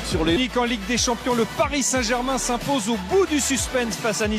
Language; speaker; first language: French; native; French